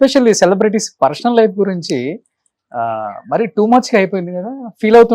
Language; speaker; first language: Telugu; native; Telugu